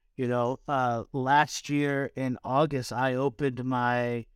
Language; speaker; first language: English; native; English